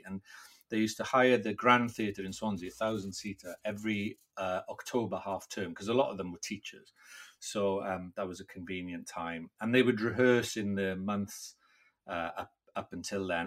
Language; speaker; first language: English; non-native, local second language; Welsh